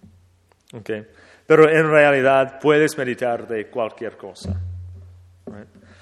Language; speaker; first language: Spanish; non-native, fluent; English